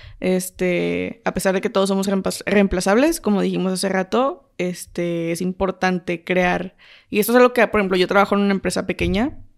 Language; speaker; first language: Spanish; native; Spanish